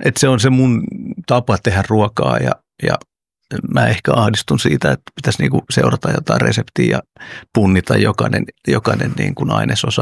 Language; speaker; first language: Finnish; early bilingual, other home language; Oromo